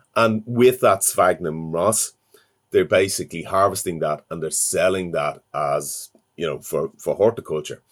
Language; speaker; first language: English; native; English